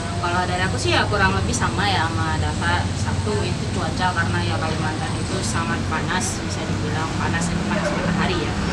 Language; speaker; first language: Indonesian; native; Indonesian